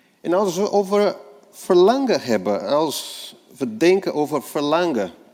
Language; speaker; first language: Dutch; non-native, fluent; Portuguese